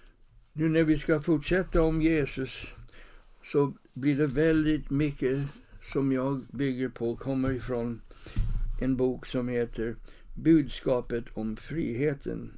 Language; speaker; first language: Swedish; non-native, fluent; English